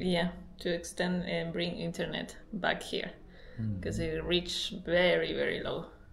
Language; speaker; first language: English; non-native, fluent; Spanish